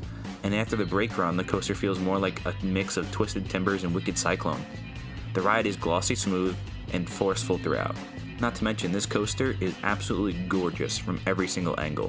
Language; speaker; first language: English; native; English